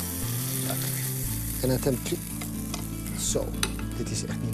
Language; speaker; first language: Dutch; non-native, fluent; French